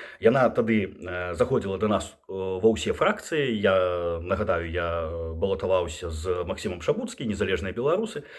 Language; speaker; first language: Belarusian; non-native, local second language; Russian